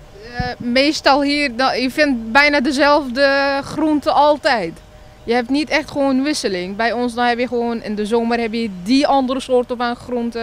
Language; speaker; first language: Dutch; non-native, fluent; Arabic